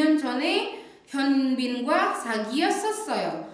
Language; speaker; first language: Korean; non-native, fluent; Indonesian